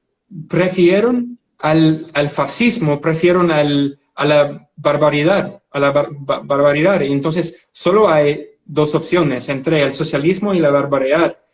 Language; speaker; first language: Spanish; non-native, fluent; English